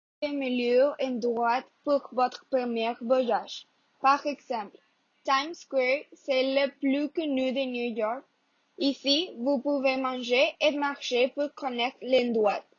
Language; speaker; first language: French; non-native, learner; Spanish